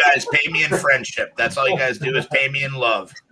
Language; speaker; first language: English; native; English